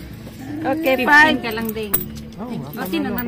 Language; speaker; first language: Filipino; native; Filipino